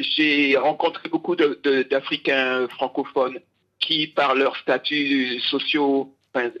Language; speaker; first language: French; native; French